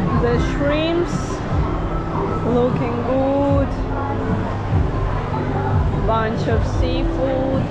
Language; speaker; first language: English; non-native, fluent; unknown